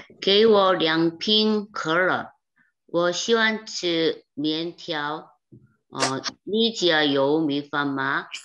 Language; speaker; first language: Chinese; non-native, learner; Korean